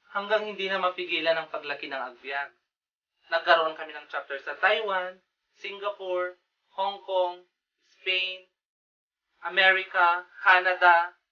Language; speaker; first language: Filipino; non-native, local second language; Iloko